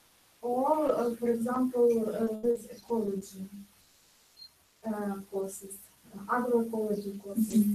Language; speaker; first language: English; non-native, learner; Ukrainian